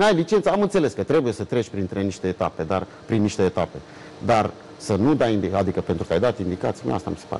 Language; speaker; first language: Romanian; native; Romanian